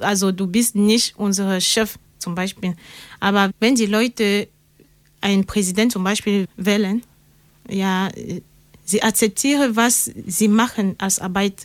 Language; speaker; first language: German; non-native, learner; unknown